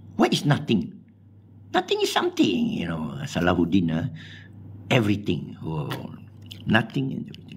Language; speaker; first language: English; non-native, local second language; Min Nan Chinese